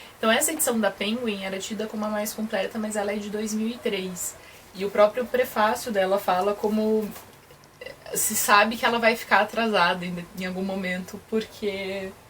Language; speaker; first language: Portuguese; native; Portuguese